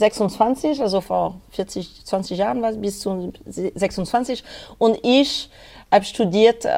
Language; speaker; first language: German; non-native, learner; French